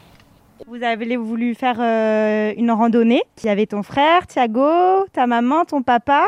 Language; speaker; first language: French; native; French